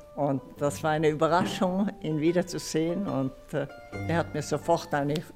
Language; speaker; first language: German; non-native, fluent; Italian